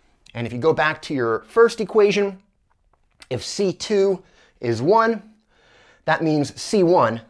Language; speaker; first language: English; native; English